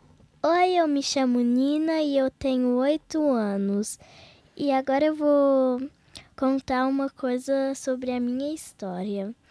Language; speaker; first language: Portuguese; early bilingual, heritage; Portuguese